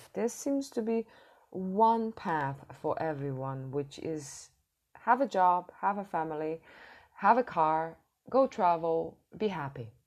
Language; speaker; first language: English; non-native, fluent; Cantonese